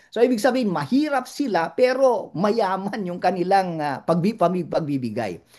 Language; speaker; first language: Filipino; non-native, local second language; Iloko